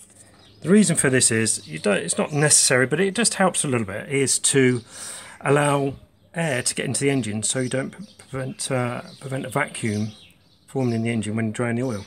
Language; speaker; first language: English; native; English